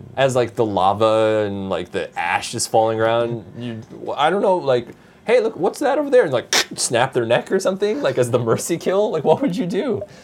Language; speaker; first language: English; native; English